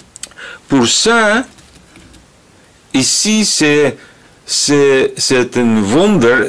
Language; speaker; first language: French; non-native, learner; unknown